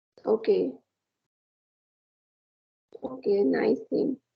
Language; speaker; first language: English; non-native, learner; Hindi